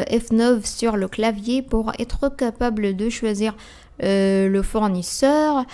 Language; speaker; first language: French; non-native, fluent; Arabic